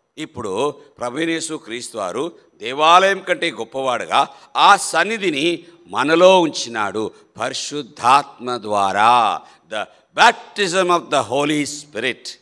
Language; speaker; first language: Telugu; non-native, local second language; Malayalam